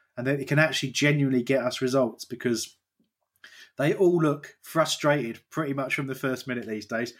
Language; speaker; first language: English; native; English